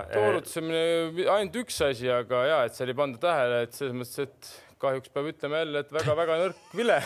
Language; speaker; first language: Estonian; native; Estonian